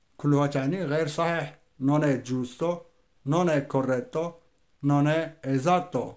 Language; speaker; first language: Italian; non-native, fluent; Arabic